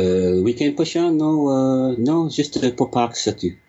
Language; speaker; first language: French; non-native, learner; English